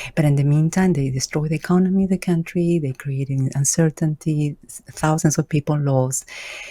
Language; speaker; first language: English; non-native, fluent; Spanish